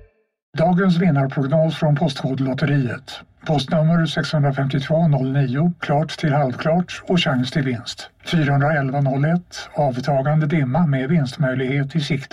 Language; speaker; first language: Swedish; native; Swedish